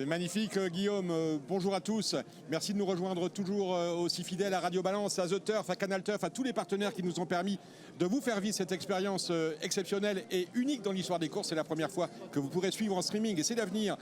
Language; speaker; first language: French; native; French